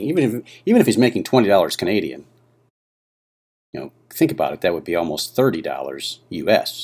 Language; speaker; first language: English; native; English